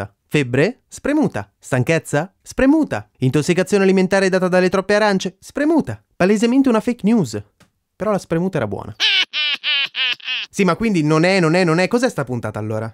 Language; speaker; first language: Italian; native; Italian